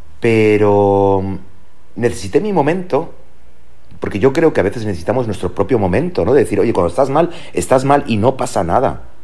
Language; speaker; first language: Spanish; early bilingual, heritage; Spanish